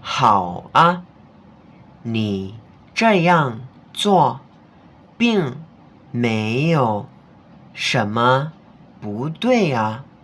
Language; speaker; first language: Chinese; non-native, fluent; Indonesian